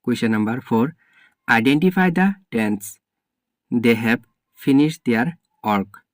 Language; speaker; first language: English; non-native, local second language; Assamese